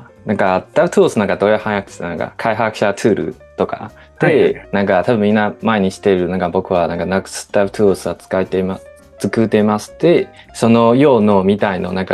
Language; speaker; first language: Japanese; non-native, learner; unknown